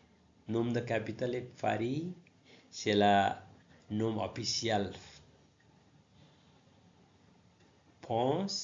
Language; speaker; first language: French; non-native, learner; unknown